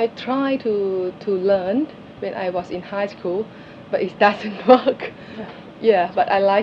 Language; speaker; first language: English; non-native, learner; Thai